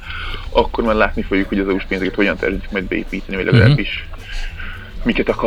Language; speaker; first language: Hungarian; native; Hungarian